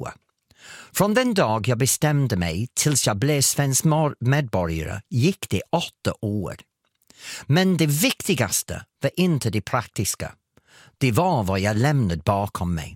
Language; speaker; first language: Swedish; non-native, fluent; English